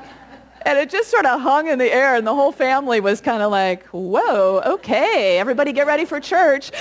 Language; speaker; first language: English; native; English